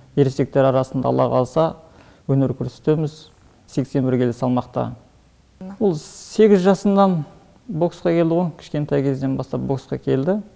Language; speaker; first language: Kazakh; early bilingual, heritage; Kazakh